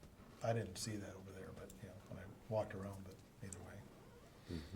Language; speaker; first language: English; native; English